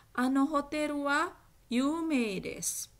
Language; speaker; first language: Japanese; non-native, fluent; Indonesian